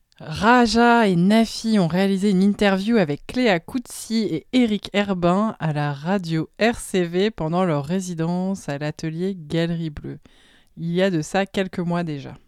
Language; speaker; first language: French; native; French